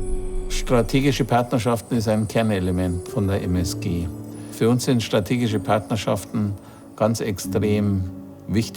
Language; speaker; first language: German; native; German